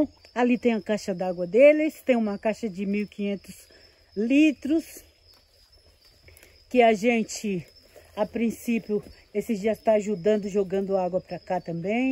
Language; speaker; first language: Portuguese; native; Portuguese